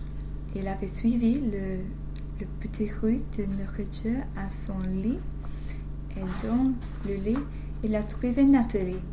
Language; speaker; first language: French; non-native, learner; English